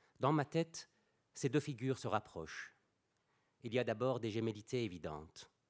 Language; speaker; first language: French; non-native, fluent; Persian